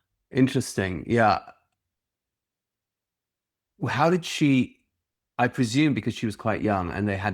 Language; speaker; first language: English; native; English